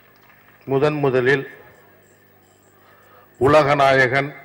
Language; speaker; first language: Tamil; native; Tamil